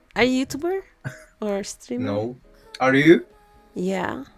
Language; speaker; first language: English; non-native, learner; Turkish